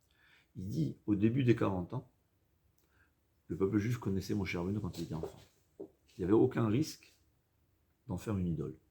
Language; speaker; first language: French; native; French